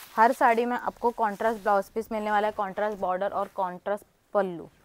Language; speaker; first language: Hindi; non-native, local second language; Marathi